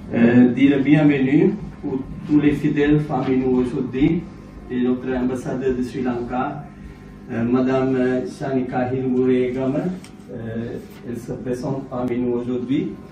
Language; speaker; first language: French; non-native, learner; Sinhala